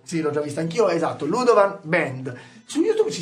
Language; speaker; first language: Italian; native; Italian